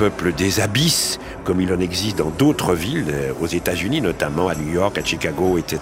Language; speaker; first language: French; native; French